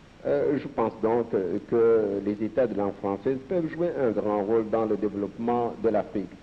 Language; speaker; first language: French; non-native, local second language; Serer